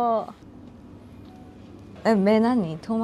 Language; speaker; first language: Japanese; non-native, learner; Korean